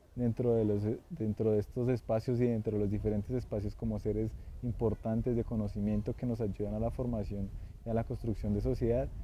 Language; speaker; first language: Spanish; native; Spanish